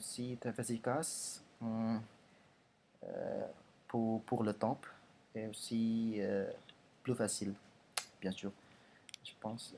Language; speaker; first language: French; non-native, learner; Indonesian